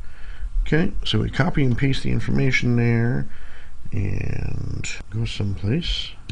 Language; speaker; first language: English; native; English